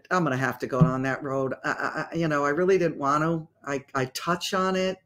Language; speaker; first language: English; native; English